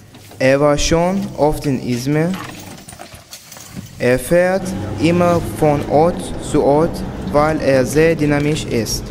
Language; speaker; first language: German; non-native, learner; Turkish